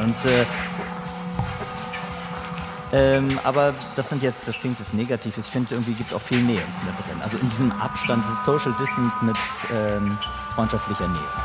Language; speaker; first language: German; native; German